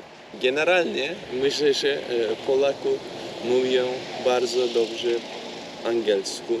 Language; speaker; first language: Polish; non-native, learner; Turkish